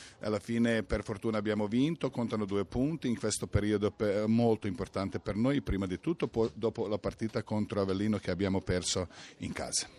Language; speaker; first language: Italian; non-native, fluent; Croatian